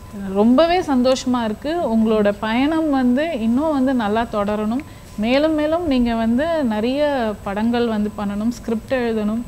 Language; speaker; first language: Tamil; native; Tamil